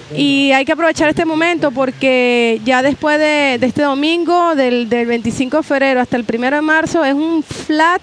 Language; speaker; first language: Spanish; native; Spanish